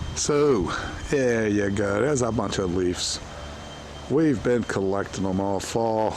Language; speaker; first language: English; native; English